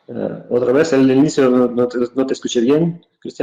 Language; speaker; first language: Spanish; non-native, fluent; Russian